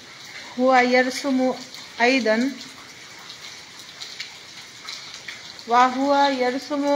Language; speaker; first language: Arabic; non-native, learner; Bangla